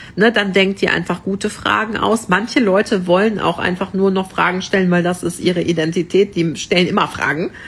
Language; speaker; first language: German; native; German